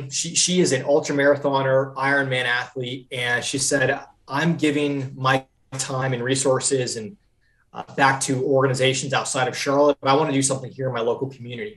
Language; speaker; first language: English; native; English